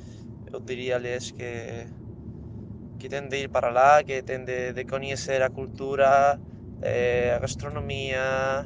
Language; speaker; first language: Portuguese; non-native, fluent; Spanish